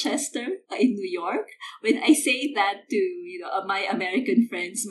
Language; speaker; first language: English; non-native, local second language; Filipino